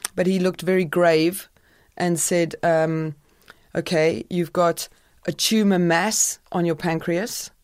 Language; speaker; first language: English; native; English